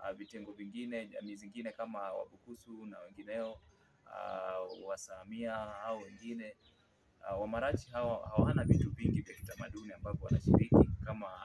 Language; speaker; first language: Swahili; non-native, local second language; Luyia